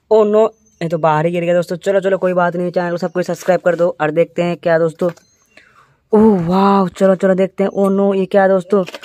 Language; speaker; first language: Hindi; native; Hindi